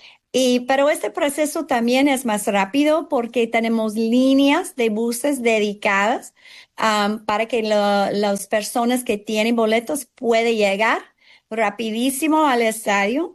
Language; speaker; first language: Spanish; non-native, fluent; English